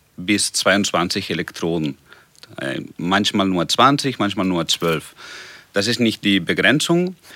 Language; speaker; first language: German; non-native, fluent; Spanish